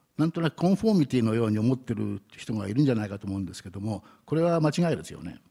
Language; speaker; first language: Japanese; native; Japanese